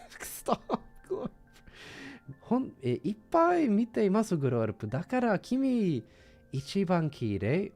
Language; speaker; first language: Japanese; non-native, learner; English